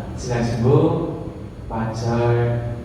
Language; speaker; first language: Korean; native; Korean